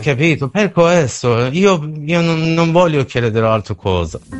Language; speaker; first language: Italian; non-native, learner; Persian